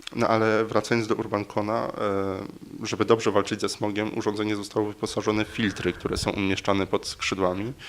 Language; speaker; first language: Polish; native; Polish